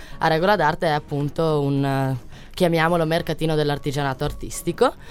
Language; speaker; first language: Italian; native; Italian